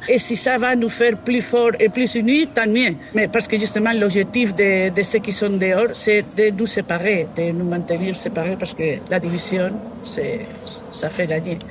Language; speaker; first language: French; non-native, fluent; Spanish